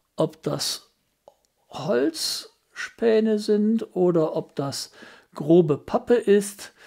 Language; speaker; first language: German; native; German